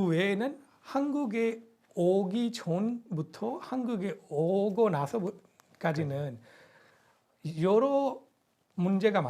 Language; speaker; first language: Korean; non-native, fluent; Punjabi